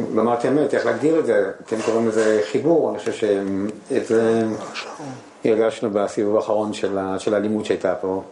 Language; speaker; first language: Hebrew; non-native, fluent; Spanish